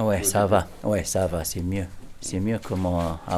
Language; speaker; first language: French; non-native, learner; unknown